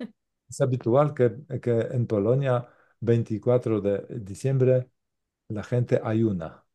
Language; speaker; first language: Spanish; non-native, learner; Polish